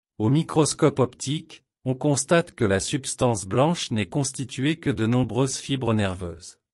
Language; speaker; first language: French; non-native, local second language; Wolof